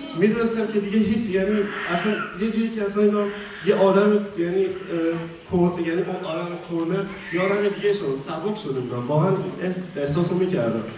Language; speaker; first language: Persian; native; Persian